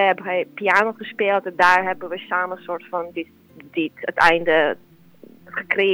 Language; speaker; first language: Dutch; non-native, fluent; Serbian